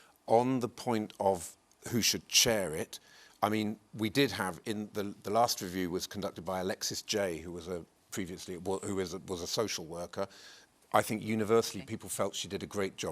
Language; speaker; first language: English; native; English